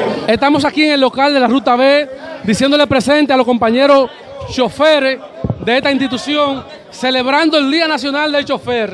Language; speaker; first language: Spanish; native; Spanish